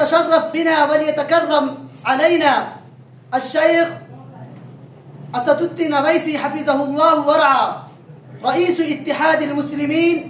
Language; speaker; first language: Arabic; non-native, learner; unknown